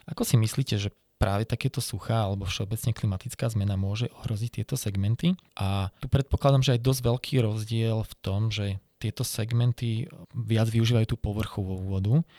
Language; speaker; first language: Slovak; native; Slovak